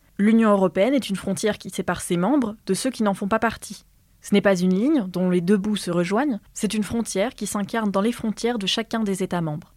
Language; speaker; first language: French; native; French